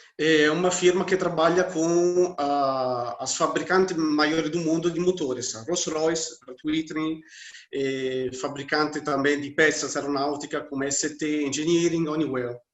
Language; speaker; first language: Portuguese; non-native, fluent; Italian